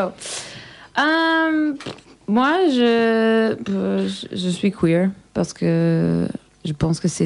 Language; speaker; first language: French; non-native, learner; English